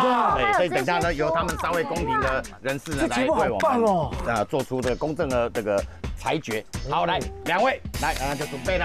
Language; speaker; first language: Chinese; native; Chinese